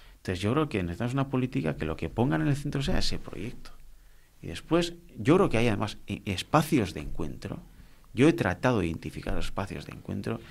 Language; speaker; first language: Spanish; non-native, local second language; Basque